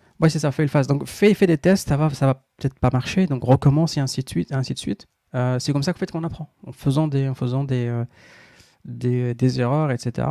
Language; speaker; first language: French; non-native, local second language; Arabic